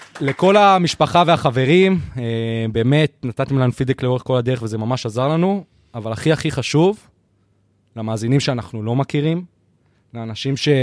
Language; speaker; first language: Hebrew; native; Hebrew